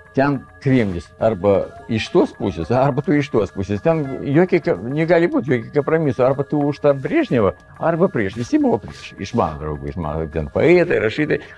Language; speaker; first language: Lithuanian; non-native, fluent; Russian